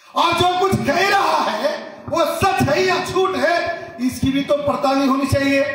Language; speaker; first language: Hindi; non-native, local second language; Marathi